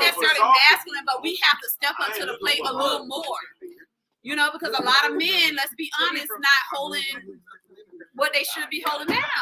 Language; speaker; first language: English; native; English